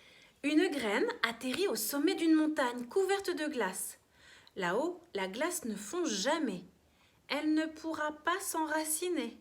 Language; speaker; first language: French; native; French